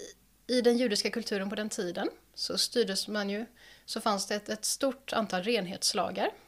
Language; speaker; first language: Swedish; native; Swedish